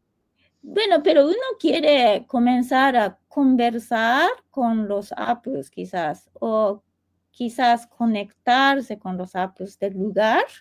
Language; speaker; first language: Spanish; non-native, fluent; Japanese